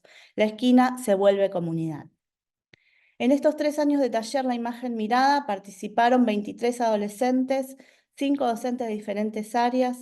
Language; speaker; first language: Spanish; native; Spanish